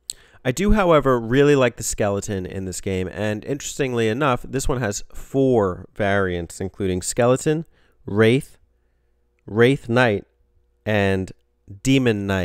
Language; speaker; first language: English; native; English